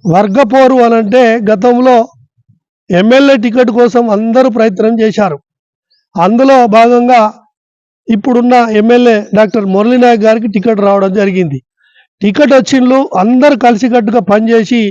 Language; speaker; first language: Telugu; native; Telugu